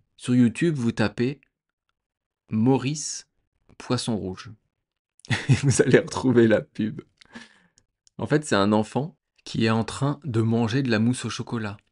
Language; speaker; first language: French; native; French